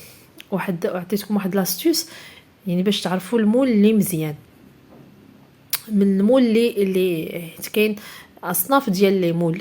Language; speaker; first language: Arabic; native; Arabic